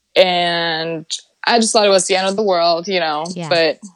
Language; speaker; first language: English; non-native, fluent; German